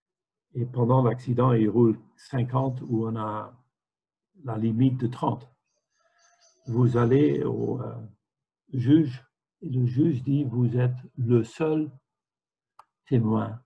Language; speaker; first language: French; non-native, fluent; Dutch